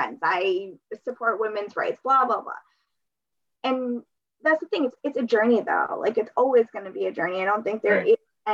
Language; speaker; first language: English; early bilingual, other home language; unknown